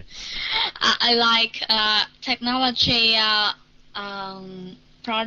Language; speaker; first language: English; non-native, learner; Vietnamese